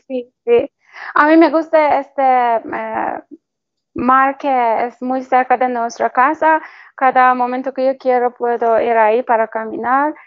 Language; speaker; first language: Spanish; non-native, learner; Persian